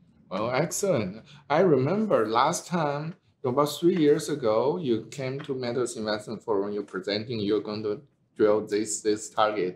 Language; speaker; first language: English; non-native, fluent; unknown